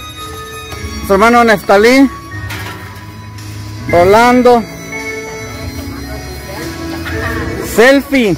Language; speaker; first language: Spanish; native; Spanish